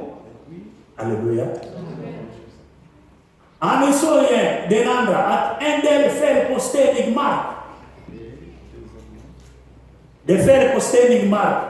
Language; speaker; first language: Swedish; non-native, fluent; Lingala